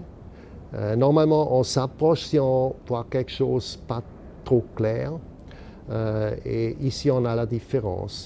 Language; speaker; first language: French; non-native, local second language; German